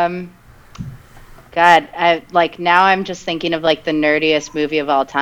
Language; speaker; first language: English; early bilingual, other home language; Spanish